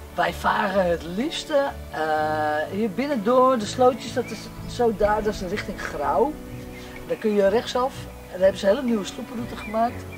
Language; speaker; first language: Dutch; non-native, local second language; Western Frisian